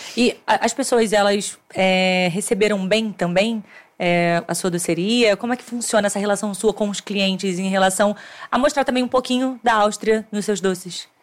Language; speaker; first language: Portuguese; native; Portuguese